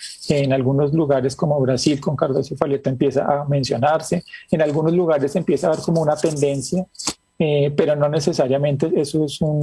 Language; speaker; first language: Spanish; native; Spanish